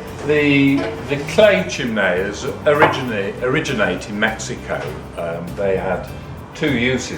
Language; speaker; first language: English; native; English